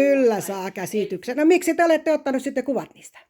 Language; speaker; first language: Finnish; native; Finnish